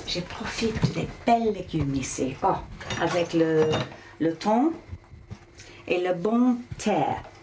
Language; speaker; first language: French; non-native, learner; English